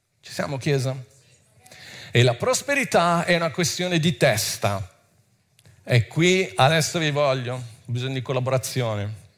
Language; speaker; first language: Italian; non-native, fluent; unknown